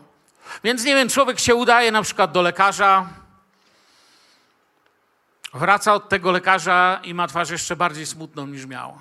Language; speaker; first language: Polish; native; Polish